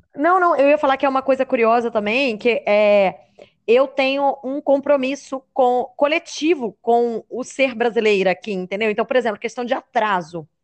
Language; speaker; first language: Portuguese; native; Portuguese